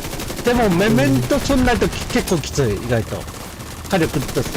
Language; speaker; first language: Japanese; native; Japanese